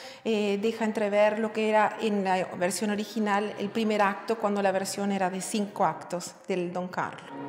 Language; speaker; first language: Spanish; native; Spanish